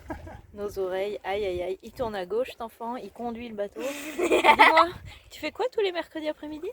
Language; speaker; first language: French; native; French